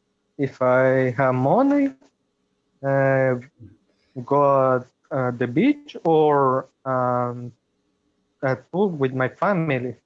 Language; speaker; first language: English; non-native, learner; Spanish